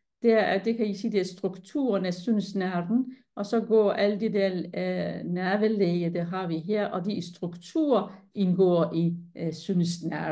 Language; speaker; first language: Danish; non-native, fluent; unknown